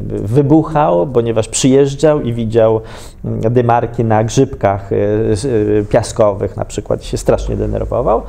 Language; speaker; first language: Polish; native; Polish